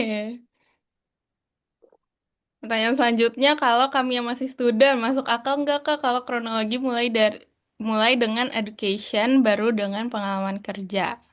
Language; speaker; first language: Indonesian; native; Indonesian